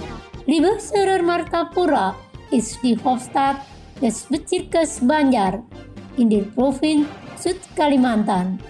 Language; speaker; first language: German; non-native, fluent; Indonesian